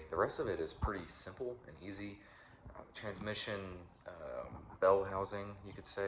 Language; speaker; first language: English; native; English